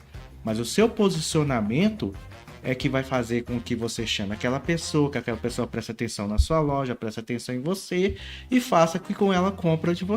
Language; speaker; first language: Portuguese; native; Portuguese